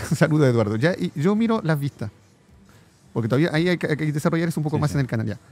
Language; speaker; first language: Spanish; non-native, fluent; French